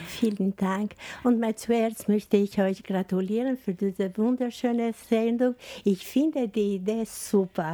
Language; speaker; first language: German; non-native, fluent; Albanian